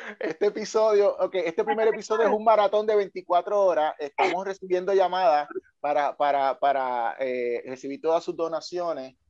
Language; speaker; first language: Spanish; native; Spanish